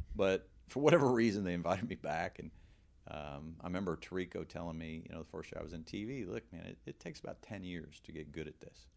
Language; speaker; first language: English; native; English